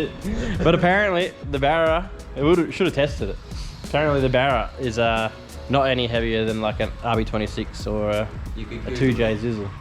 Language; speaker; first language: English; native; English